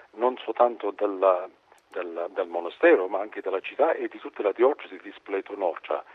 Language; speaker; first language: Italian; non-native, fluent; English